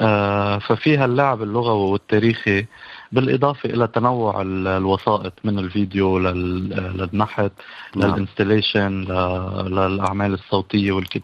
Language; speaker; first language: Arabic; native; Arabic